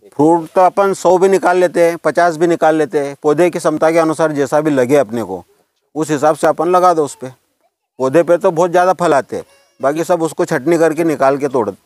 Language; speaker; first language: Hindi; native; Hindi